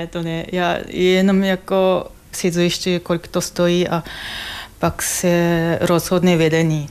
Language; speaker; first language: Czech; non-native, fluent; Japanese